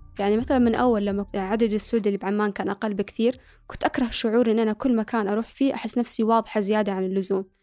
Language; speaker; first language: Arabic; early bilingual, other home language; Somali